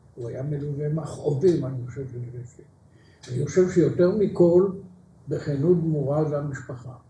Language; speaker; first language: Hebrew; native; Hebrew